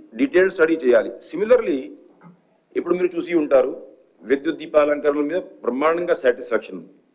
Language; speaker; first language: Telugu; non-native, fluent; Hindi